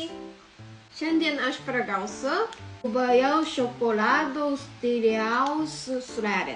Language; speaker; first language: Lithuanian; non-native, learner; Japanese